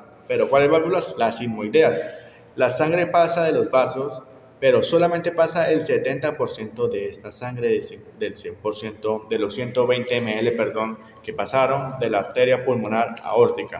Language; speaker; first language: Spanish; native; Spanish